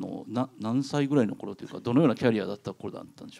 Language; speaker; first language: Japanese; native; Japanese